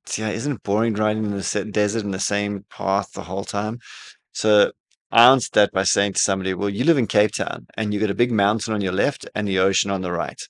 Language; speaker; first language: English; native; English